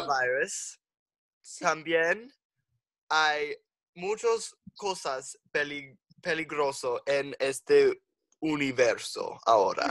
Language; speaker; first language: Spanish; non-native, learner; English